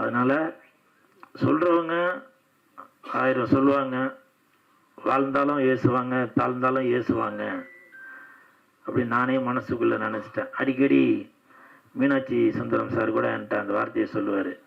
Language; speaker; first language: Tamil; native; Tamil